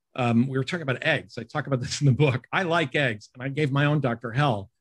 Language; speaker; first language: English; native; English